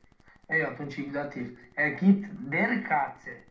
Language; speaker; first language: German; non-native, learner; Romanian